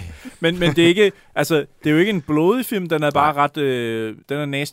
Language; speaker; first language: Danish; native; Danish